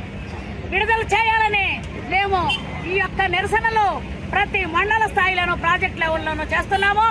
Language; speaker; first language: Telugu; native; Telugu